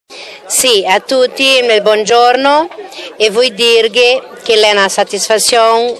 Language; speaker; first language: Italian; early bilingual, heritage; Italian